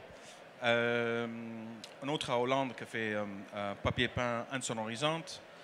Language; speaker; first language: French; non-native, learner; Dutch